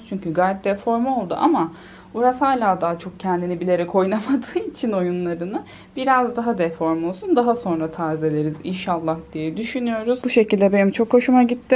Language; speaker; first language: Turkish; native; Turkish